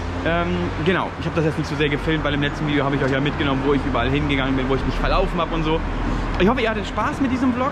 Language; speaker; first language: German; native; German